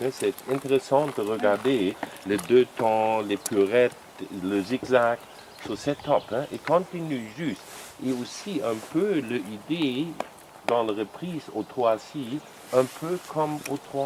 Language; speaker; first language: French; non-native, learner; German